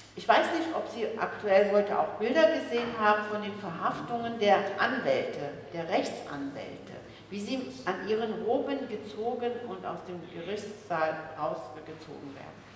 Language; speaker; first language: German; early bilingual, other home language; Turkish